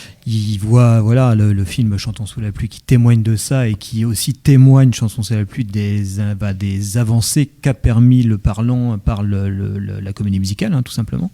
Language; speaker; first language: French; native; French